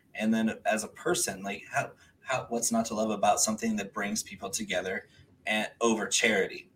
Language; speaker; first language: English; early bilingual, other home language; Spanish